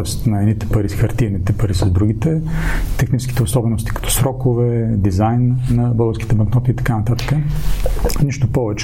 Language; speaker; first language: Bulgarian; native; Bulgarian